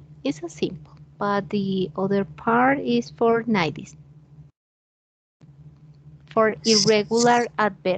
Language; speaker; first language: English; non-native, fluent; Spanish